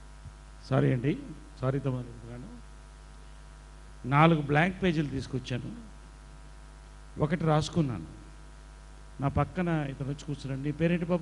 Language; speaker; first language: Telugu; native; Telugu